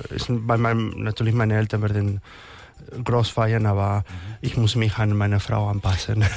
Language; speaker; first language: German; non-native, fluent; Spanish